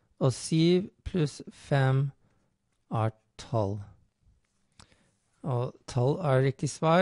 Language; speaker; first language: Norwegian; non-native, fluent; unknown